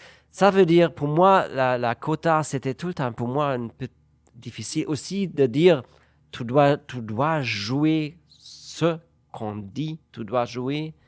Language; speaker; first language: French; non-native, fluent; German